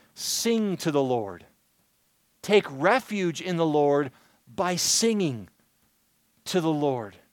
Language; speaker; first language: English; native; English